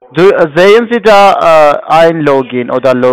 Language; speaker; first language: German; non-native, learner; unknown